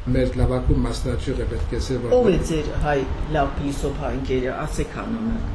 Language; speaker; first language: Armenian; early bilingual, heritage; Armenian